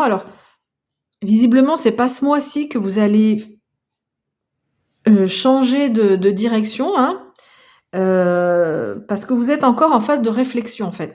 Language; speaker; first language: French; native; French